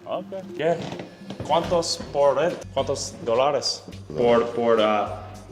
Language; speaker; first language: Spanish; non-native, learner; English